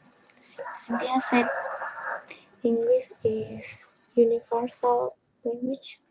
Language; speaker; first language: English; non-native, learner; Indonesian